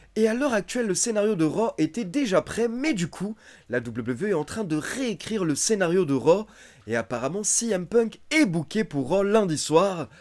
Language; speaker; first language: French; native; French